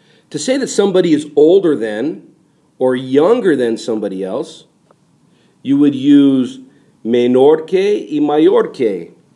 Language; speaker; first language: English; native; English